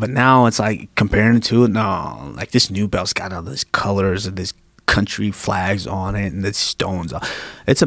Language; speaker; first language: English; early bilingual, other home language; Yoruba